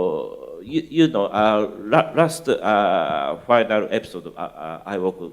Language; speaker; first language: English; non-native, learner; Japanese